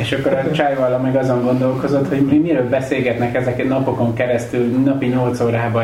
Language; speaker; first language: Hungarian; native; Hungarian